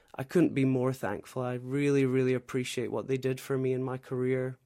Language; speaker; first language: English; native; English